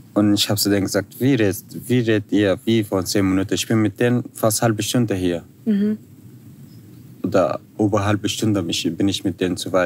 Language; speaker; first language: German; non-native, fluent; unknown